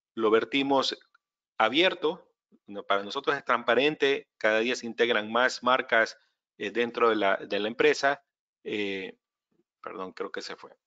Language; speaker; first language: Spanish; native; Spanish